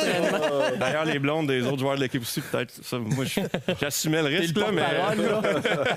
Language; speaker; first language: French; native; French